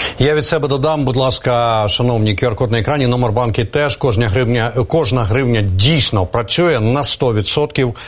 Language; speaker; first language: Ukrainian; native; Ukrainian